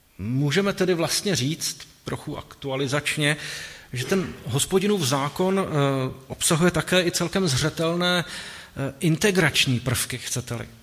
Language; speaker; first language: Czech; native; Czech